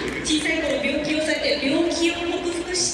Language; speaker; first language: Japanese; non-native, learner; English